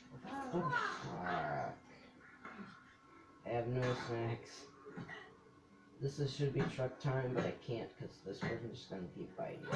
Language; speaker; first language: English; native; English